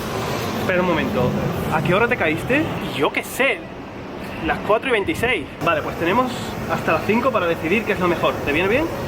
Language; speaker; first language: Spanish; native; Spanish